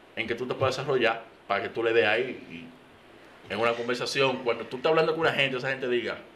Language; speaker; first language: Spanish; native; Spanish